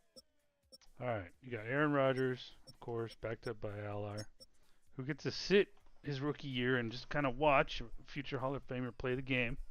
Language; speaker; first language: English; native; English